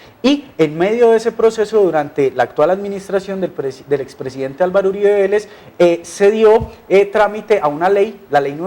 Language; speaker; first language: Spanish; native; Spanish